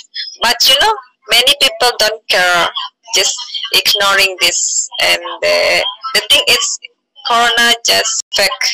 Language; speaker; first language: English; non-native, learner; Indonesian